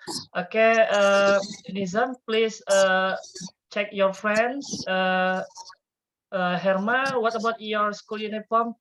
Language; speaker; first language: English; non-native, fluent; Indonesian